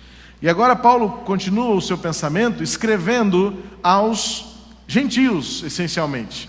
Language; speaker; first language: Portuguese; native; Portuguese